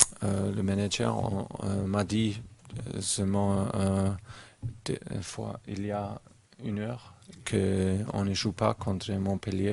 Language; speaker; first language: French; non-native, learner; German